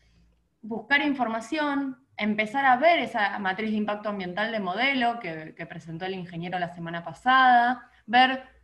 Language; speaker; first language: Spanish; native; Spanish